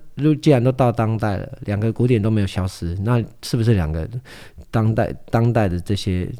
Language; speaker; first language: Chinese; non-native, local second language; Amis